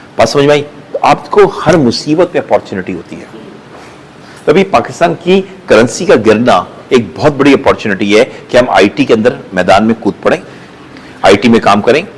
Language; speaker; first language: Urdu; native; Urdu